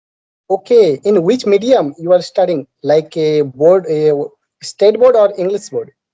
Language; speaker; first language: English; non-native, learner; Bangla